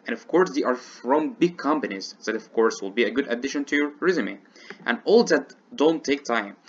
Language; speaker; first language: English; non-native, fluent; Arabic